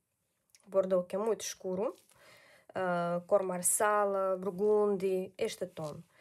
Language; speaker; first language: Portuguese; non-native, learner; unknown